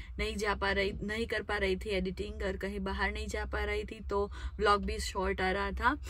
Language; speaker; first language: Hindi; non-native, local second language; Gujarati